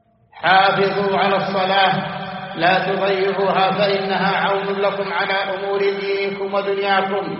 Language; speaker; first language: Arabic; native; Arabic